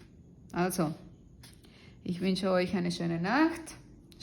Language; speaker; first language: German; non-native, fluent; Spanish